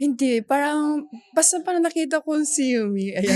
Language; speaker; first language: Filipino; non-native, learner; Japanese